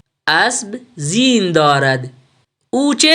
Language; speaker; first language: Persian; non-native, fluent; Urdu